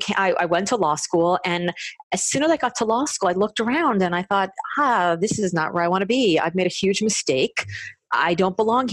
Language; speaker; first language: English; native; English